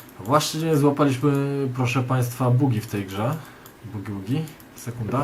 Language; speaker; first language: Polish; native; Polish